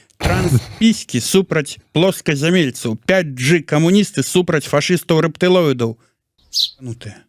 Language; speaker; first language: Belarusian; native; Belarusian